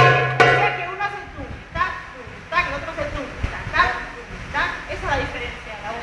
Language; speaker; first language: Spanish; native; Spanish